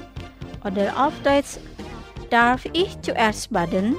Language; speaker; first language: German; non-native, fluent; Indonesian